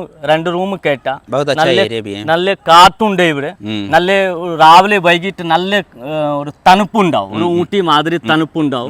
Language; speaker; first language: Malayalam; non-native, local second language; Hindi